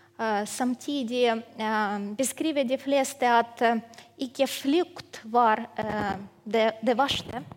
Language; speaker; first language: Norwegian; non-native, fluent; Ukrainian